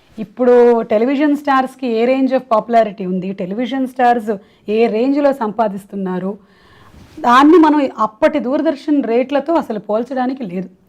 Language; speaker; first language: Telugu; non-native, local second language; Malayalam